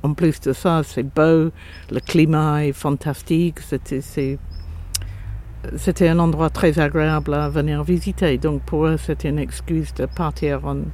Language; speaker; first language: French; non-native, fluent; English